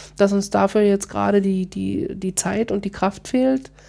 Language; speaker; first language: German; native; German